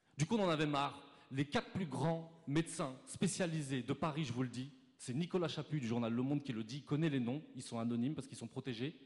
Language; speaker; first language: French; native; French